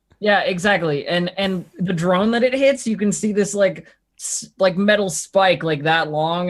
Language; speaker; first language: English; native; English